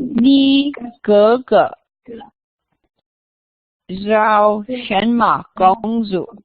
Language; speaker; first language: Chinese; non-native, learner; English